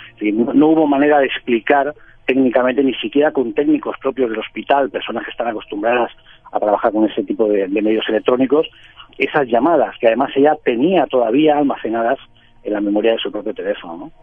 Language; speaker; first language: Spanish; native; Spanish